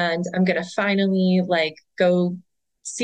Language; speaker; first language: English; native; English